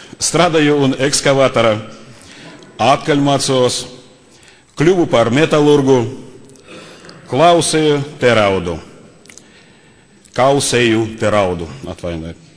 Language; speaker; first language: Latvian; non-native, learner; Russian